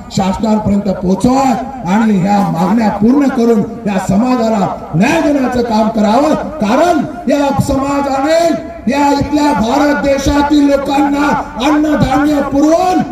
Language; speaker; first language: Marathi; non-native, local second language; Lambadi